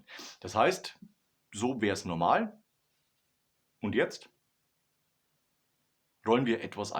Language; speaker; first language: German; native; German